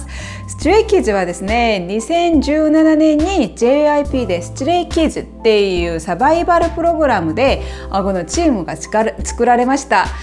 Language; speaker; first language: Japanese; non-native, fluent; Korean